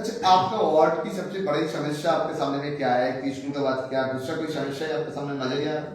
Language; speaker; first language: Hindi; non-native, local second language; Bangla